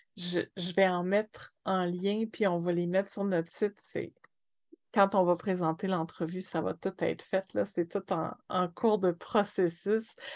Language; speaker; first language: French; native; French